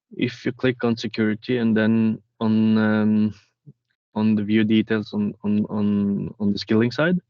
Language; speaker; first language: English; non-native, fluent; Norwegian